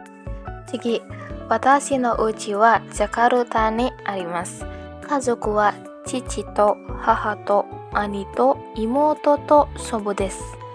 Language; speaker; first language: Japanese; non-native, learner; Indonesian